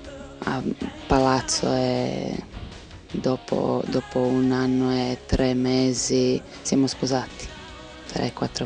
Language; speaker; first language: Italian; non-native, learner; Serbian